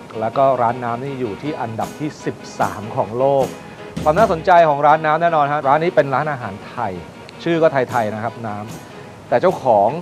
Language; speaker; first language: Thai; native; Thai